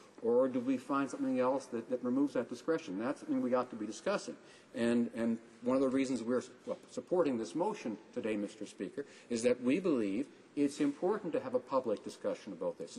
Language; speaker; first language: English; native; English